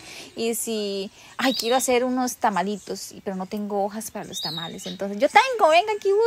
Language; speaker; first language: Spanish; native; Spanish